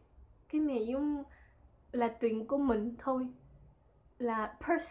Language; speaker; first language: Vietnamese; non-native, learner; French